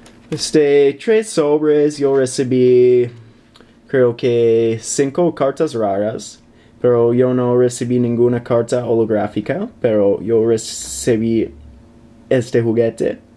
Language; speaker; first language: Spanish; non-native, learner; English